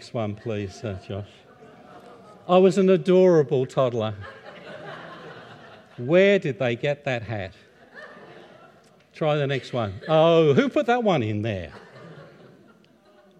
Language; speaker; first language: English; native; English